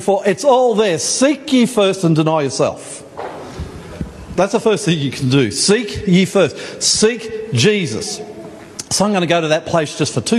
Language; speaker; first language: English; native; English